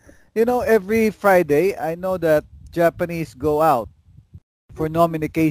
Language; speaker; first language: English; non-native, local second language; Filipino